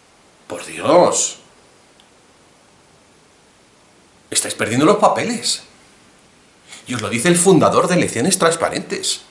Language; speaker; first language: Spanish; native; Spanish